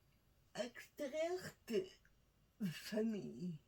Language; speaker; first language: French; non-native, learner; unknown